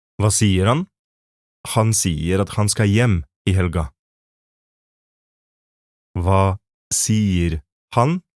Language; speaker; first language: Norwegian; non-native, fluent; Polish